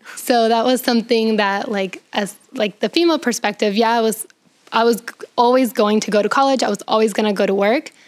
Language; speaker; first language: English; early bilingual, other home language; Spanish